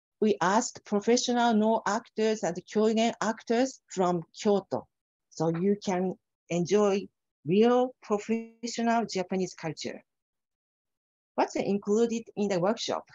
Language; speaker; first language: English; non-native, fluent; Japanese